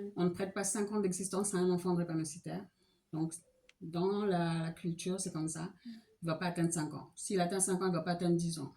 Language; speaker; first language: French; non-native, local second language; Lingala